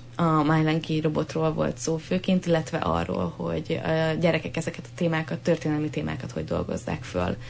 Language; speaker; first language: Hungarian; native; Hungarian